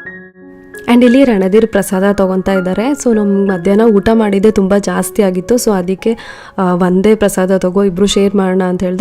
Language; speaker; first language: Kannada; native; Kannada